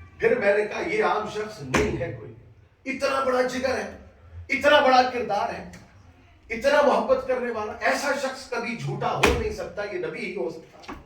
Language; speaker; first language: Urdu; native; Urdu